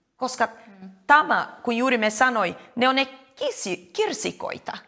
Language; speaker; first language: Finnish; non-native, learner; Portuguese